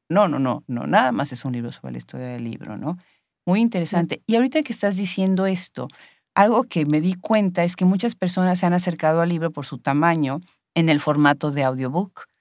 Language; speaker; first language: Spanish; native; Spanish